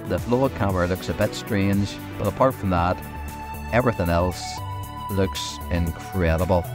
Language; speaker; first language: English; native; English